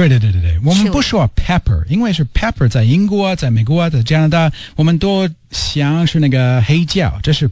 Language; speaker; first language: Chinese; non-native, fluent; English